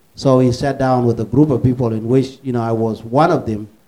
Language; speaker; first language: English; early bilingual, other home language; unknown